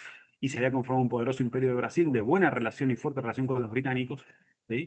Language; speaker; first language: Spanish; native; Spanish